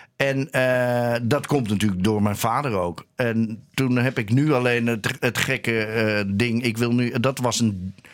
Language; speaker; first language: Dutch; native; Dutch